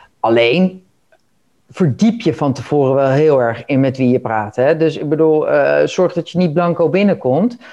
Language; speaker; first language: Dutch; native; Dutch